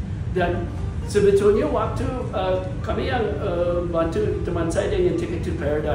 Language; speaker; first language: Indonesian; non-native, fluent; English